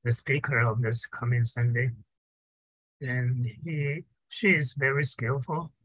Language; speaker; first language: English; non-native, fluent; Chinese